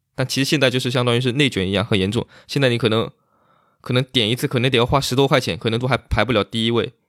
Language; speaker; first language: Chinese; native; Chinese